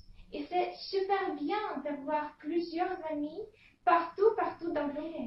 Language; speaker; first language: French; non-native, fluent; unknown